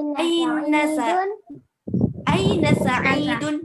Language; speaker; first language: Arabic; non-native, fluent; Indonesian